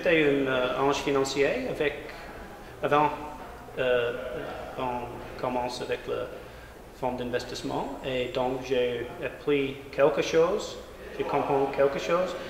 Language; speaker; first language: French; non-native, learner; English